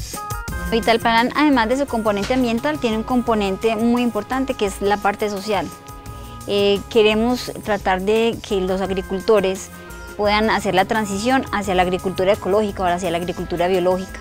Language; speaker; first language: Spanish; native; Spanish